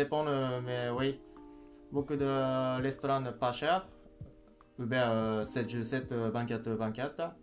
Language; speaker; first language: French; non-native, learner; Japanese